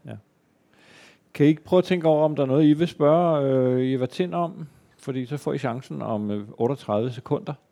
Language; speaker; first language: Danish; native; Danish